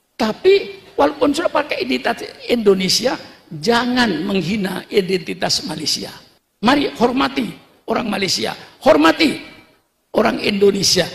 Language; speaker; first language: Indonesian; non-native, local second language; Madurese